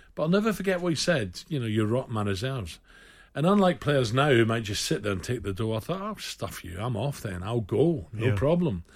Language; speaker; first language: English; native; English